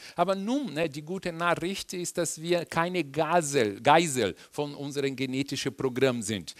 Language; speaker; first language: German; non-native, fluent; Portuguese